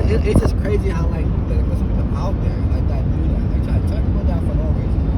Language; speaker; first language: English; native; English